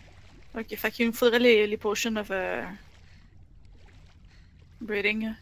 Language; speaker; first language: French; native; French